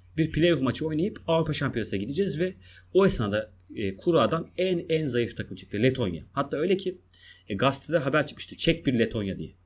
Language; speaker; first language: Turkish; non-native, local second language; Kurdish